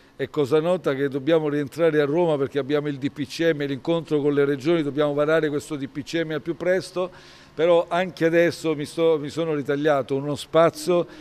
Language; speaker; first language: Italian; native; Italian